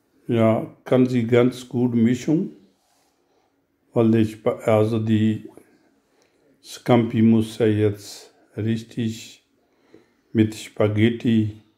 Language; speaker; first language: German; non-native, learner; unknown